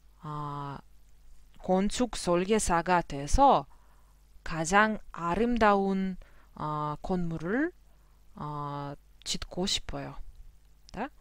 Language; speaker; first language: Korean; non-native, fluent; Russian